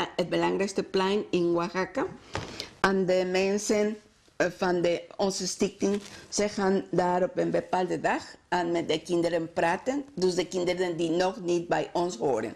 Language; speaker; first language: Dutch; non-native, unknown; Spanish